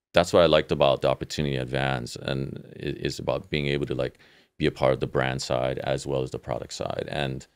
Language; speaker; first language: English; native; English